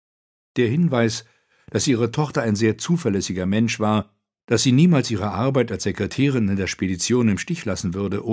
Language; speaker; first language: German; native; German